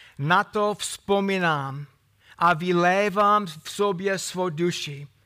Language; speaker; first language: Czech; non-native, fluent; English